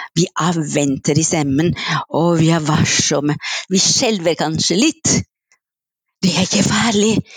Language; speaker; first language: Norwegian; non-native, fluent; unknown